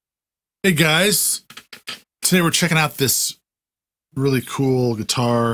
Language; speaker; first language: English; native; English